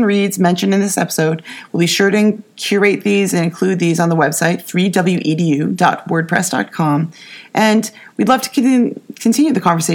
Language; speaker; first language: English; native; English